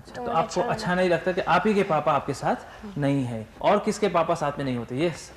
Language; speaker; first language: Hindi; native; Hindi